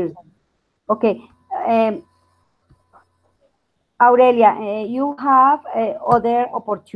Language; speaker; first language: English; non-native, learner; Spanish